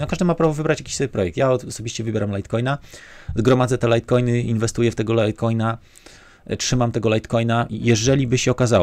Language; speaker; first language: Polish; native; Polish